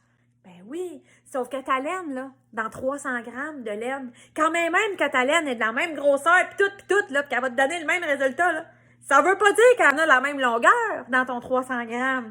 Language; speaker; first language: French; native; French